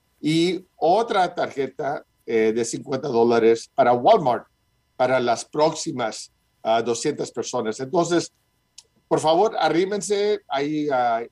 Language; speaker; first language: Spanish; early bilingual, heritage; Spanish